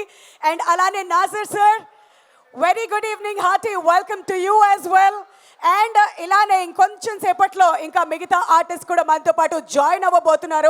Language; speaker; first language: Telugu; native; Telugu